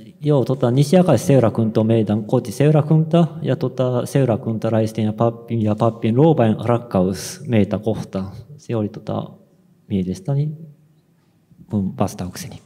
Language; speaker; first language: Finnish; non-native, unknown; Japanese